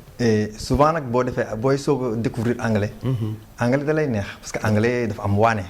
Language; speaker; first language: Wolof; native; Wolof